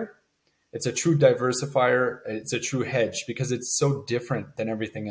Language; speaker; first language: English; native; English